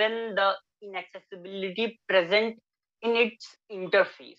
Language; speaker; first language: English; non-native, local second language; Hindi